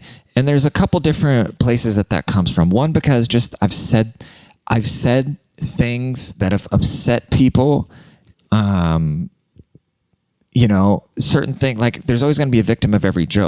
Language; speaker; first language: English; native; English